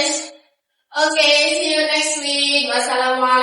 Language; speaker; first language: English; non-native, learner; Indonesian